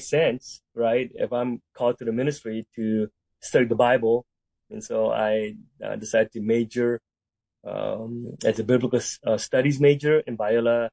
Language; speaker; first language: English; native; English